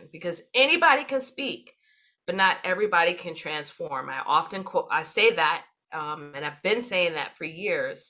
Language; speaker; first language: English; native; English